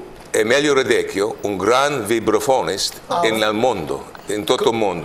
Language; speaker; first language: Italian; non-native, learner; English